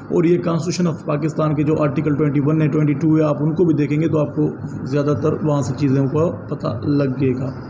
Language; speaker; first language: Urdu; non-native, local second language; Sindhi